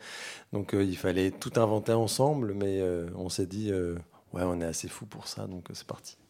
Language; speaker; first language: French; native; French